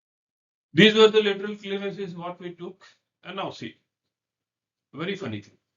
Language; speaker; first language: English; non-native, local second language; Hindi